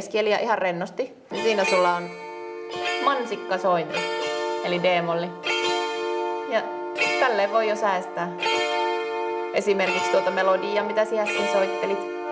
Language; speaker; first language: Finnish; native; Finnish